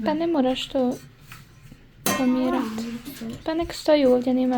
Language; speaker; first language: Bosnian; native; Bosnian